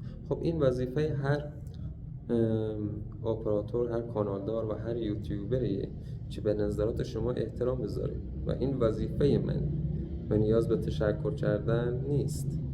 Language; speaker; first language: Persian; native; Persian